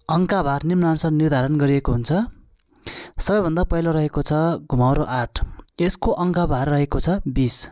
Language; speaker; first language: Nepali; non-native, local second language; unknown